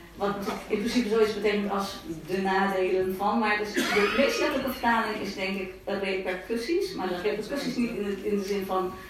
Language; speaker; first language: Dutch; non-native, fluent; Hungarian